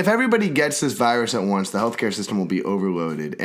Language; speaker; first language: English; native; English